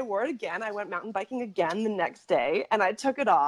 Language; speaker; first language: English; native; English